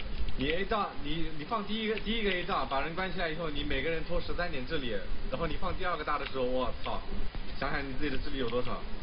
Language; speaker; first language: Chinese; native; Chinese